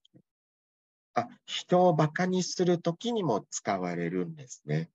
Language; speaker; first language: Japanese; non-native, fluent; Thai